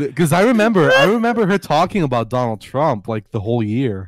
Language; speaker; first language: English; non-native, local second language; Spanish